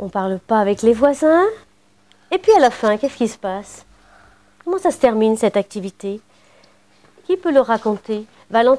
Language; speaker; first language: French; native; French